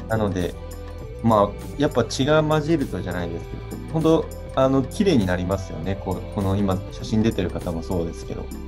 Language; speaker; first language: Japanese; native; Japanese